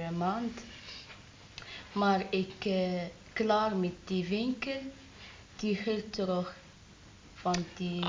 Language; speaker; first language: Dutch; non-native, learner; Arabic